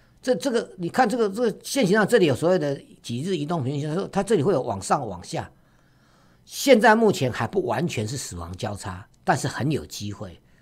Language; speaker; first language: Chinese; native; Chinese